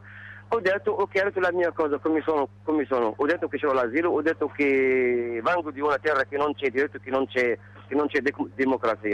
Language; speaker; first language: Italian; non-native, learner; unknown